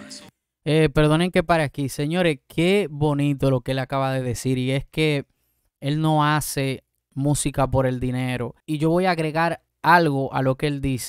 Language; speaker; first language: Spanish; native; Spanish